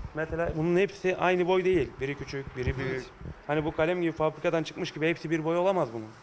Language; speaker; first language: Turkish; native; Turkish